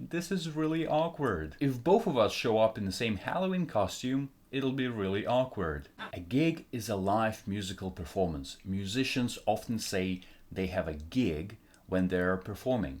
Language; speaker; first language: English; non-native, fluent; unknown